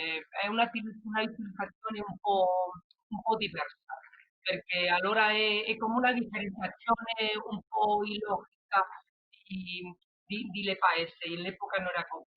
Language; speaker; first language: Italian; non-native, learner; Spanish